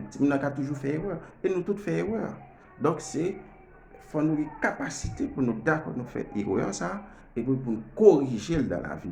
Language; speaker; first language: French; non-native, learner; Haitian Creole